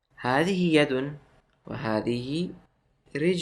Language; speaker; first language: Arabic; non-native, fluent; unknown